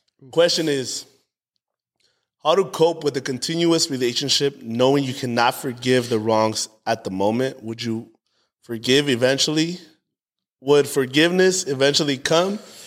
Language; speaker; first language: English; early bilingual, other home language; Spanish